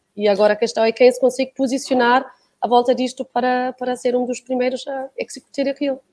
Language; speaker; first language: Portuguese; non-native, fluent; German